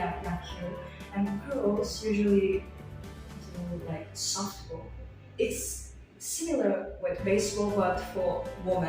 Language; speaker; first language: English; non-native, fluent; Portuguese